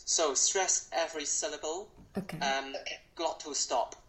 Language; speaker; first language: English; non-native, local second language; Cantonese